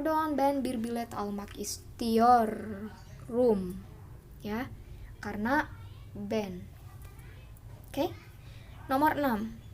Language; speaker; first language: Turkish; non-native, fluent; Indonesian